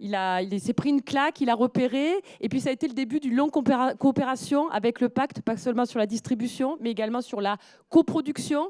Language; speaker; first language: French; native; French